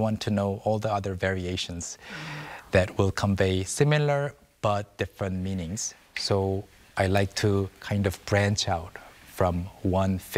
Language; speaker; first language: English; non-native, fluent; Korean